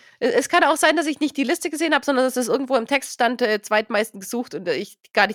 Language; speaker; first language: German; native; German